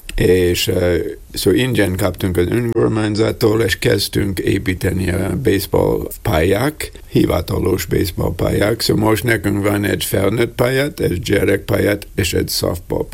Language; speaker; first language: Hungarian; non-native, learner; English